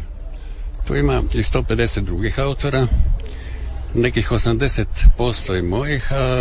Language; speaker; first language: Serbian; native; Serbian